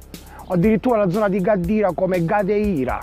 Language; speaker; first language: Italian; native; Italian